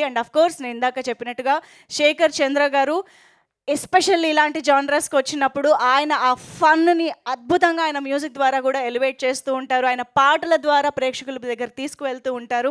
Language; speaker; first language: Telugu; native; Telugu